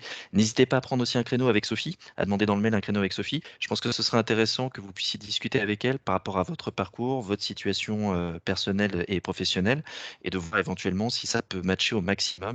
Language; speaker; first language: French; native; French